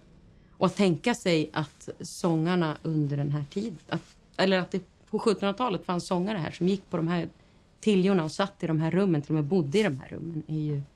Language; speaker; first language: Swedish; native; Swedish